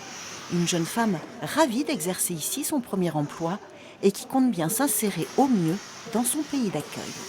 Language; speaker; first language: French; native; French